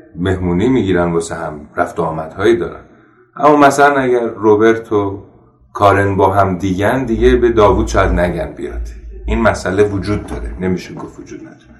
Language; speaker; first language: Persian; non-native, local second language; Armenian